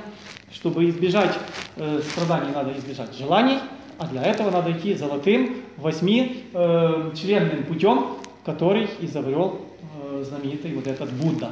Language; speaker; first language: Russian; native; Russian